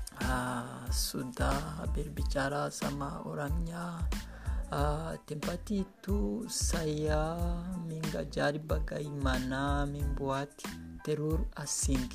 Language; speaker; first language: Indonesian; non-native, learner; Kinyarwanda